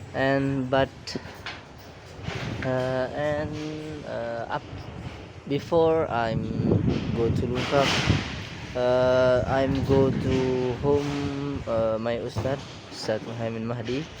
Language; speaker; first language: English; non-native, learner; Indonesian